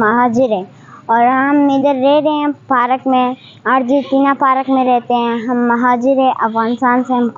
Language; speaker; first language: Hindi; non-native, learner; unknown